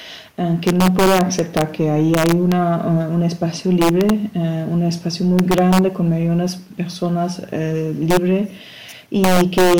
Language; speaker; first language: Spanish; non-native, fluent; German